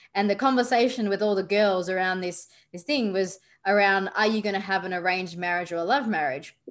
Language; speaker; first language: English; native; English